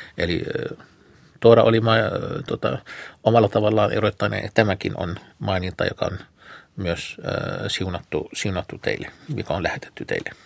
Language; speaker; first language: Finnish; non-native, fluent; Arabic